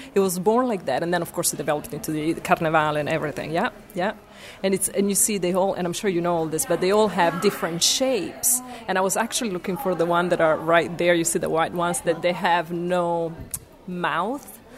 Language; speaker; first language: English; non-native, fluent; Italian